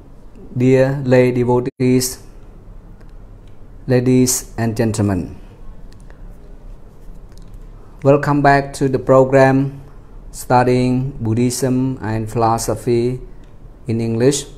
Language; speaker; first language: English; non-native, fluent; Khmer